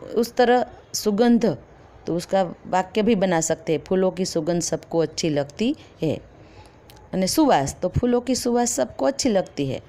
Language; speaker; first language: Hindi; non-native, local second language; Gujarati